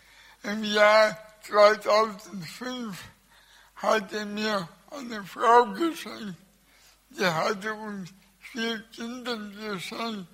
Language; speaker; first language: German; early bilingual, other home language; Russian